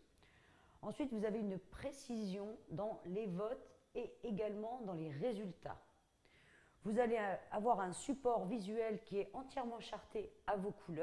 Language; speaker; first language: French; native; French